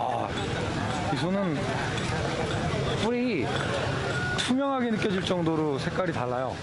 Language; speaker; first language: Korean; native; Korean